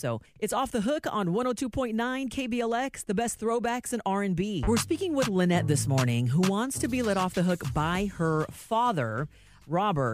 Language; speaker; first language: English; native; English